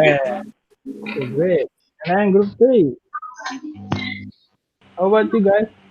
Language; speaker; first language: English; non-native, fluent; Indonesian